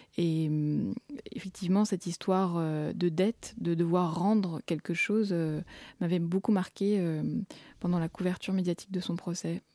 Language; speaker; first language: French; early bilingual, other home language; Russian